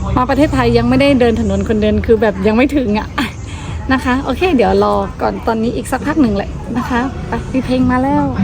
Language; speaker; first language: Thai; non-native, fluent; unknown